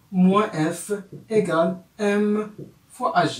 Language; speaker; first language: French; non-native, local second language; Arabic